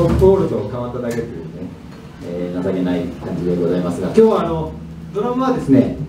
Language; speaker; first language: Japanese; native; Japanese